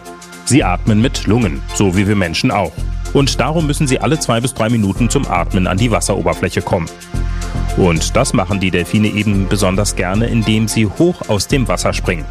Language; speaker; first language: German; native; German